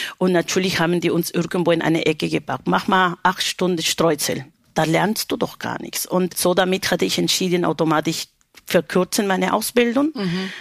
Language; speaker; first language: German; non-native, fluent; Spanish